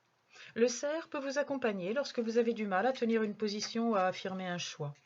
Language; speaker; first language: French; native; French